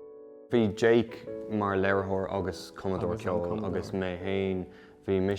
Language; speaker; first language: Irish; native; Irish